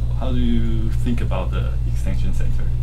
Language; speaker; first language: English; non-native, learner; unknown